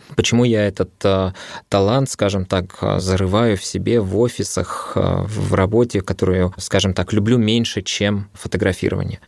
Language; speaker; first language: Russian; early bilingual, other home language; Arabic